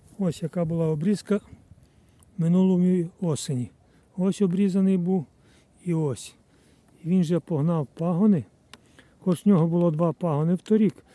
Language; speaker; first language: Ukrainian; native; Ukrainian